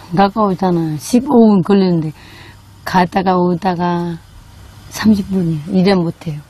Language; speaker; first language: Korean; non-native, fluent; Vietnamese